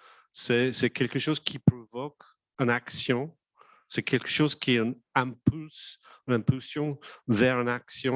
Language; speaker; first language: French; non-native, fluent; English